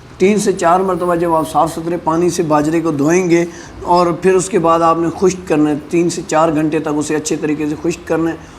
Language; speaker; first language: Urdu; non-native, local second language; Sindhi